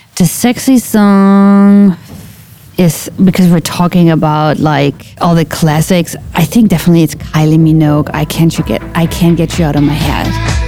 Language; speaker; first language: English; non-native, fluent; German